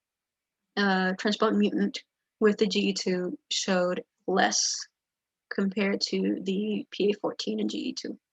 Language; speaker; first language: English; native; English